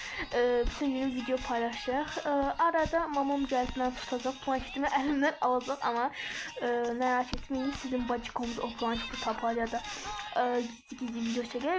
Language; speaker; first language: Turkish; non-native, local second language; Azerbaijani